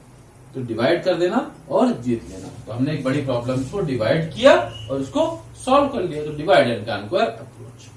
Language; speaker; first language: Hindi; native; Hindi